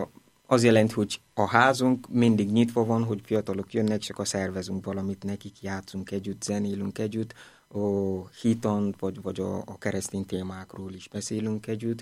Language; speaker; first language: Hungarian; non-native, fluent; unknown